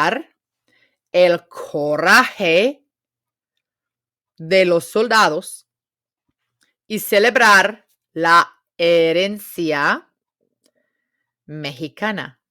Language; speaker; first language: Spanish; non-native, fluent; English